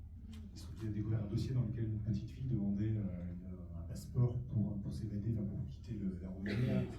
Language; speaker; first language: French; native; French